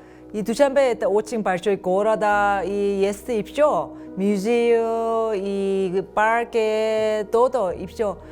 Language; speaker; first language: Russian; non-native, learner; Spanish